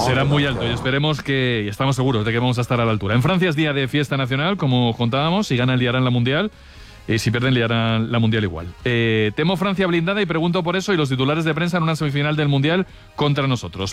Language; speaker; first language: Spanish; native; Spanish